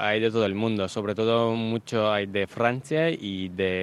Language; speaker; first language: Spanish; non-native, fluent; Ukrainian